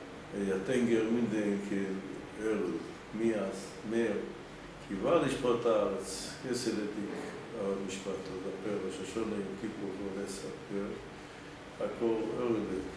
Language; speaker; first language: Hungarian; early bilingual, heritage; Hungarian